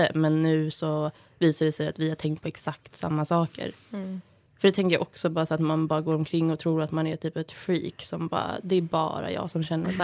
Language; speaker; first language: Swedish; native; Swedish